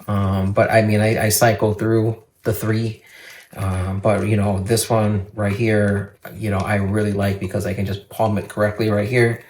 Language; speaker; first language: English; native; English